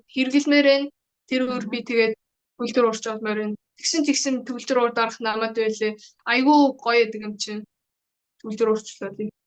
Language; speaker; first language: Mongolian; early bilingual, heritage; Mongolian